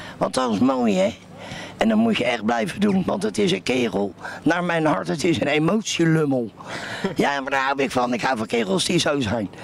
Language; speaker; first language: Dutch; native; Dutch